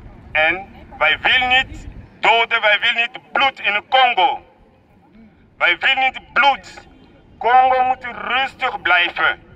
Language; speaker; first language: Dutch; non-native, learner; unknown